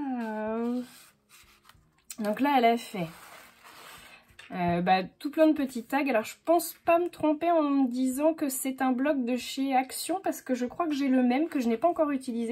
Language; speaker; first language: French; native; French